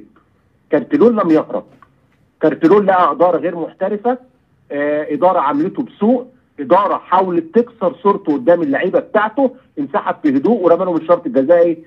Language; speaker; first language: Arabic; native; Arabic